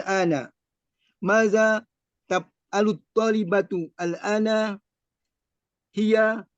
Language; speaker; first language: Arabic; non-native, learner; Indonesian